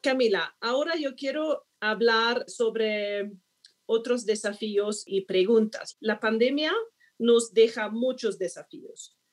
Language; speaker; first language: Spanish; non-native, fluent; Swedish